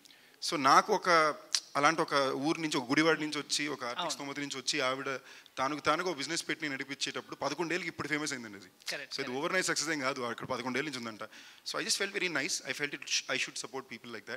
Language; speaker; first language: Telugu; native; Telugu